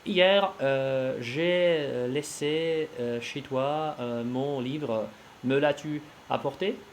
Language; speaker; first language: French; non-native, fluent; Russian